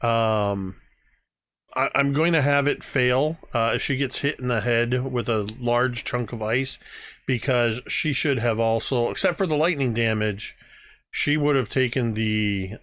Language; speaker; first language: English; native; English